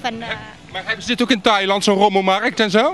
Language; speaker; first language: Dutch; native; Dutch